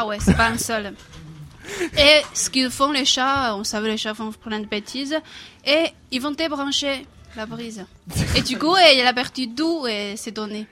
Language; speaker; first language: French; non-native, fluent; Chinese